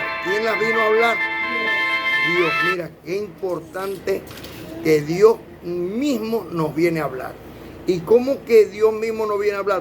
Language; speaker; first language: Spanish; native; Spanish